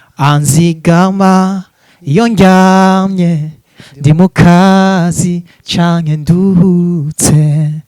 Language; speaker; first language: Rundi; native; Rundi